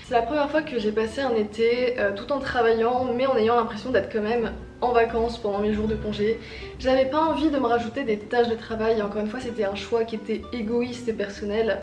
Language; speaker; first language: French; native; French